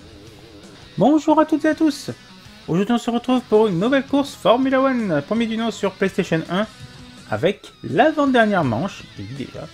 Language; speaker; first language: French; native; French